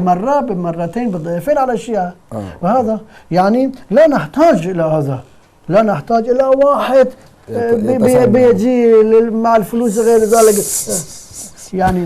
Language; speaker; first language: Arabic; non-native, fluent; Persian